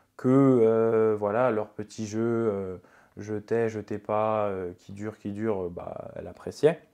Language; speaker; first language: French; native; French